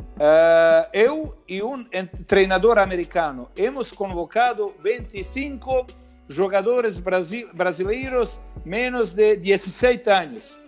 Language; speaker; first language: Spanish; non-native, fluent; Croatian